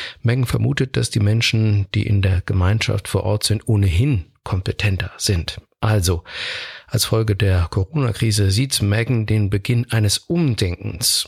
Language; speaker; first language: German; native; German